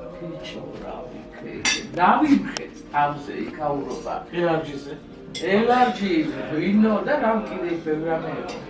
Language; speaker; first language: Georgian; native; Georgian